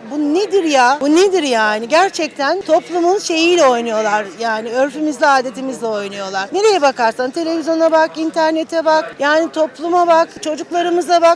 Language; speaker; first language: Turkish; native; Turkish